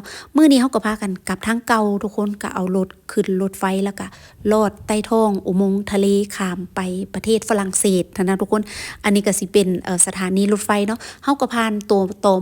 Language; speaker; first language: Thai; non-native, local second language; Lao